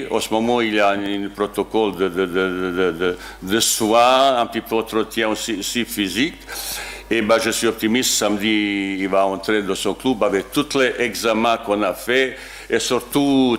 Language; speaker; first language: French; non-native, learner; Bosnian